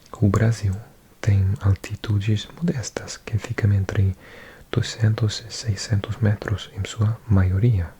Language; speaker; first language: Portuguese; non-native, learner; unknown